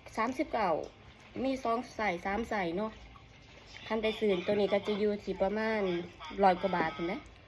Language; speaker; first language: Thai; native; Thai